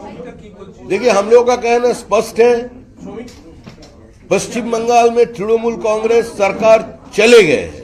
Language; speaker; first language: Hindi; non-native, local second language; Bangla